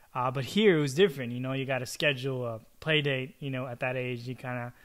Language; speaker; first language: English; early bilingual, other home language; Chavacano